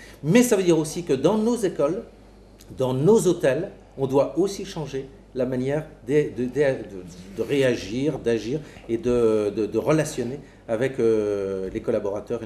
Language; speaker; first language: French; native; French